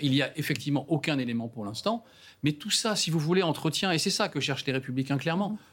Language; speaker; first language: French; native; French